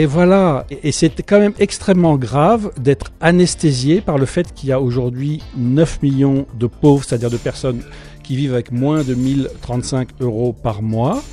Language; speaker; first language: French; native; French